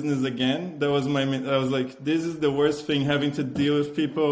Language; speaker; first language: English; non-native, fluent; Portuguese